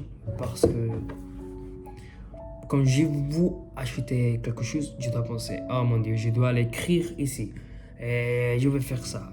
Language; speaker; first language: French; non-native, fluent; Spanish